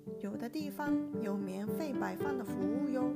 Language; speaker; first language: Chinese; non-native, learner; Japanese